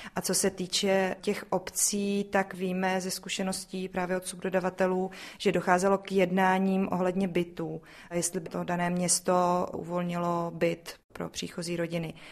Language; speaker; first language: Czech; native; Czech